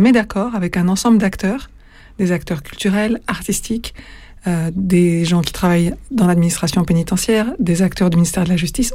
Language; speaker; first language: French; native; French